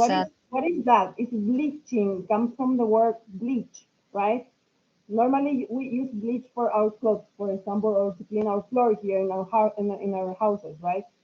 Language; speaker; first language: English; non-native, learner; Spanish